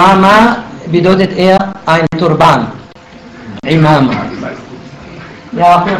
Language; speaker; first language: German; non-native, fluent; Arabic